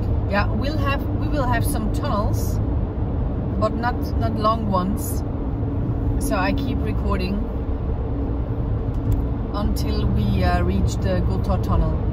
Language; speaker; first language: English; non-native, fluent; German